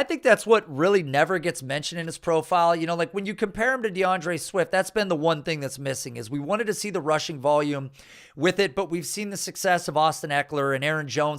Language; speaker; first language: English; native; English